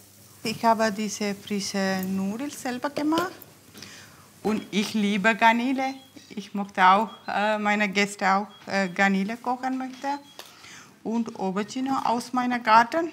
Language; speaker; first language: German; non-native, learner; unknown